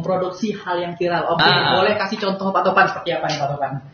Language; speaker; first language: Indonesian; native; Indonesian